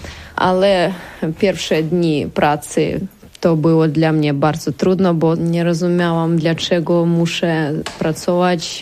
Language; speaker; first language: Polish; non-native, learner; Ukrainian